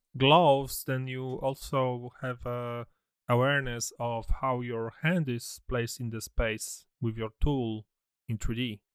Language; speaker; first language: English; non-native, fluent; Polish